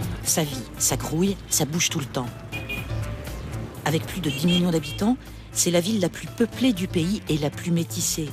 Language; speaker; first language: French; native; French